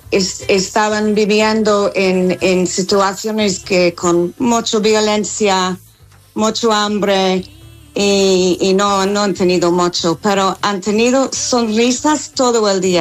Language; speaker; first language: Spanish; non-native, learner; English